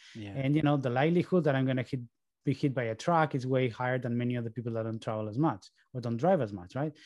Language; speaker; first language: English; early bilingual, other home language; Spanish